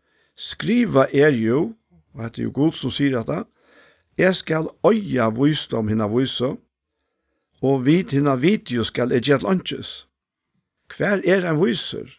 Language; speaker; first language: Danish; non-native, local second language; Faroese